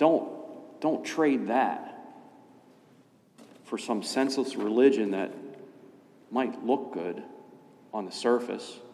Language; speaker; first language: English; native; English